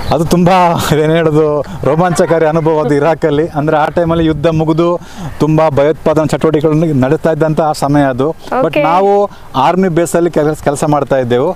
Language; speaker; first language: Kannada; native; Kannada